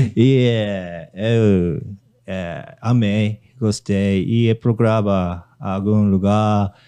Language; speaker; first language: Portuguese; non-native, learner; Japanese